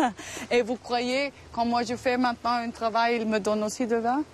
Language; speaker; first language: French; non-native, fluent; German